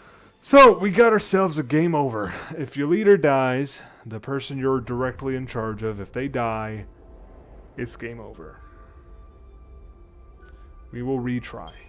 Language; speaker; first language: English; native; English